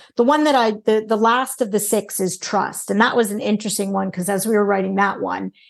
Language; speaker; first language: English; native; English